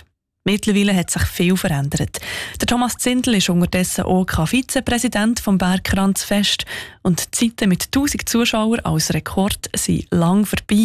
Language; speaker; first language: German; native; German